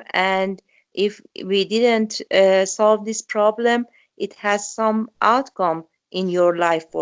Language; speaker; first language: English; non-native, learner; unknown